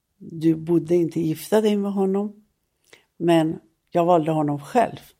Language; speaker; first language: Swedish; non-native, fluent; Persian